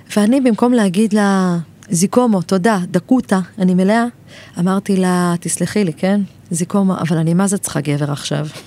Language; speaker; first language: Hebrew; native; Hebrew